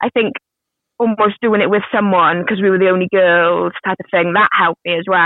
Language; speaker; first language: English; native; English